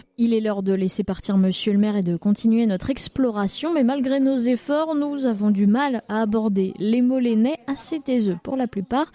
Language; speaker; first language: French; native; French